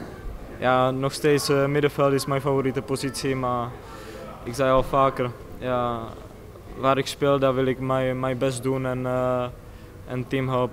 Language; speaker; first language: Dutch; non-native, fluent; Czech